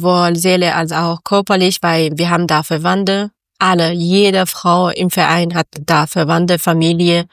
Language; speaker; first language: German; non-native, learner; Persian